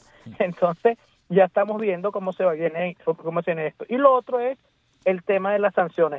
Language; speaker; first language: Spanish; native; Spanish